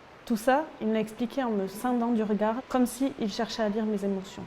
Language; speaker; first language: French; native; French